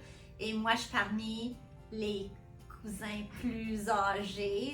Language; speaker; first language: French; non-native, local second language; English